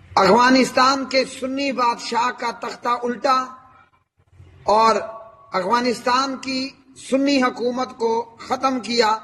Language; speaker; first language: Urdu; native; Urdu